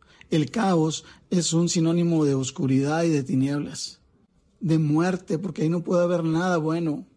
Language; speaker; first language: Spanish; native; Spanish